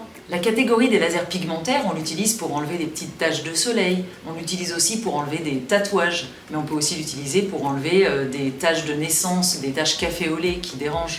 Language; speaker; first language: French; native; French